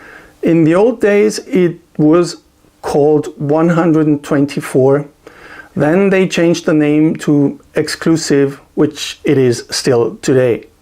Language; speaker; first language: English; non-native, fluent; German